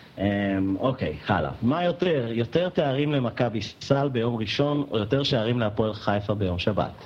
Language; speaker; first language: Hebrew; native; Hebrew